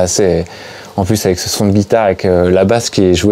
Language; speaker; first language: French; native; French